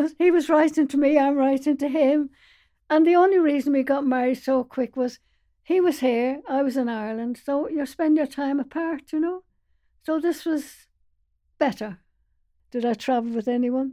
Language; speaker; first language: English; native; English